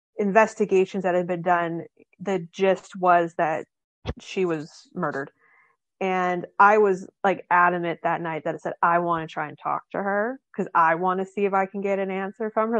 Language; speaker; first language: English; native; English